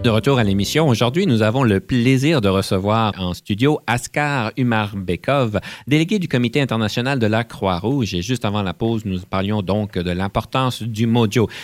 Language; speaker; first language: French; native; French